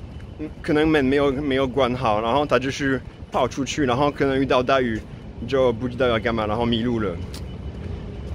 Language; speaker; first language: Chinese; non-native, fluent; French